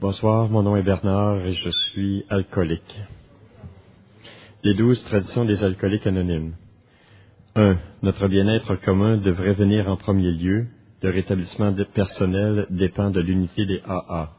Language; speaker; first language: French; native; French